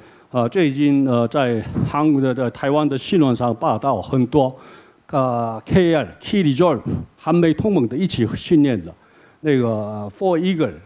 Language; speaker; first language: Chinese; non-native, learner; Korean